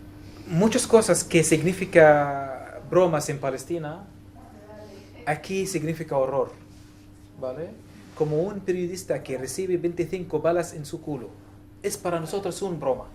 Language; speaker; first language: Spanish; non-native, learner; Arabic